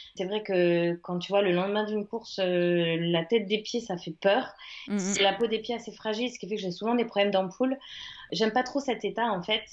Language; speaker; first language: French; native; French